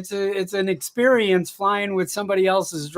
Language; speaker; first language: English; native; English